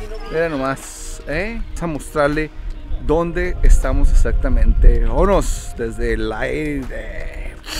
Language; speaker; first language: Spanish; early bilingual, heritage; Spanish